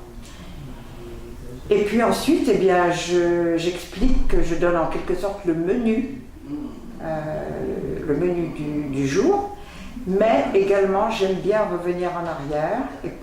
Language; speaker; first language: French; native; French